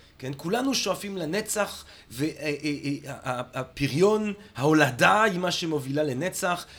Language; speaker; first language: Hebrew; non-native, fluent; English